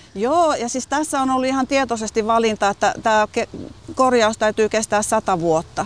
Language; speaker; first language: Finnish; native; Finnish